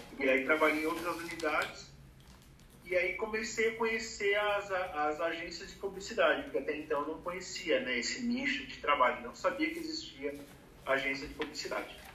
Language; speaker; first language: Portuguese; native; Portuguese